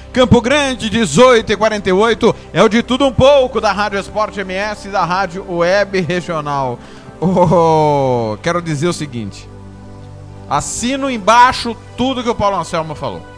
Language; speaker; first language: Portuguese; native; Portuguese